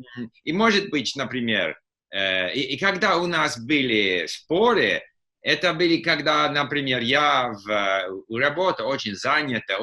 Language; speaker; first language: Russian; non-native, fluent; English